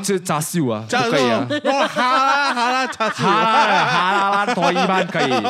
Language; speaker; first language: Chinese; non-native, learner; Malay